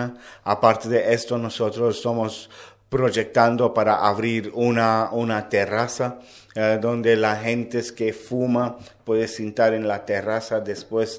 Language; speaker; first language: Spanish; non-native, learner; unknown